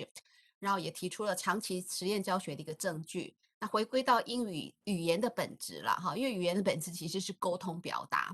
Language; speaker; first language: Chinese; native; Chinese